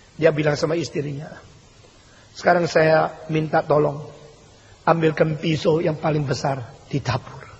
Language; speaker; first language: Indonesian; early bilingual, other home language; Min Nan Chinese